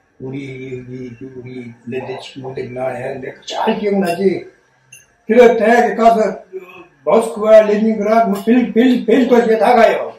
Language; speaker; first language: Korean; native; Korean